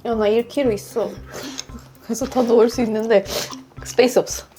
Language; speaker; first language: Korean; non-native, fluent; Swedish